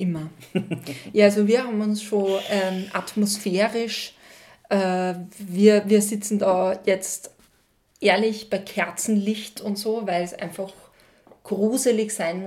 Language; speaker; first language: German; native; German